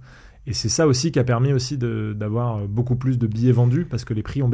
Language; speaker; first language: French; native; French